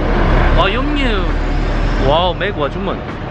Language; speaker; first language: Vietnamese; non-native, fluent; Korean